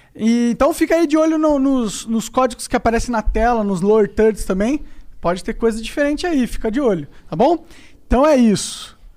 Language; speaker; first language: Portuguese; native; Portuguese